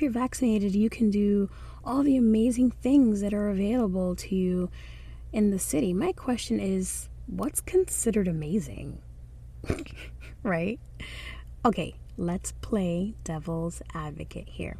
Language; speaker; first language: English; non-native, fluent; Spanish